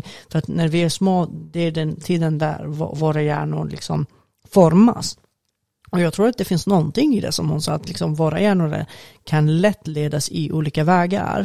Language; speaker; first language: Swedish; non-native, fluent; Arabic